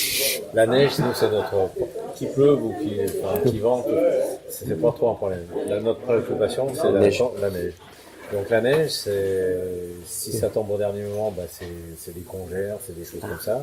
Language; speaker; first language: French; native; French